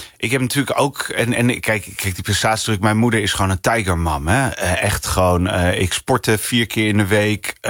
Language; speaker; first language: Dutch; early bilingual, other home language; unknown